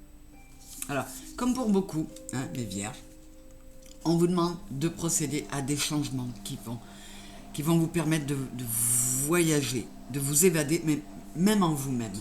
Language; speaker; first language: French; native; French